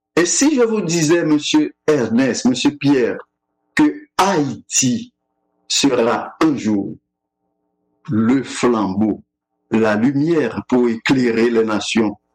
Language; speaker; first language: French; non-native, local second language; Haitian Creole